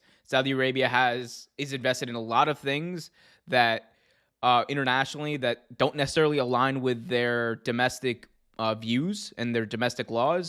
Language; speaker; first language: English; native; English